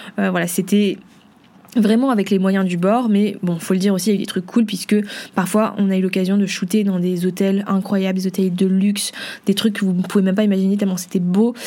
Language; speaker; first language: French; early bilingual, other home language; Vietnamese